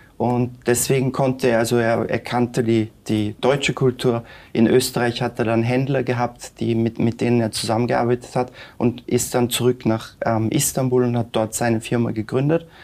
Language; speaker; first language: German; early bilingual, other home language; Turkish